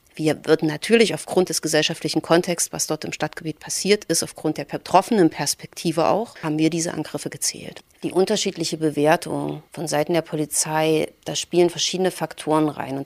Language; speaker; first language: German; native; German